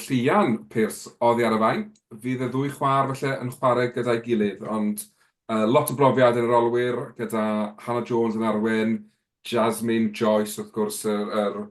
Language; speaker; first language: Welsh; native; Welsh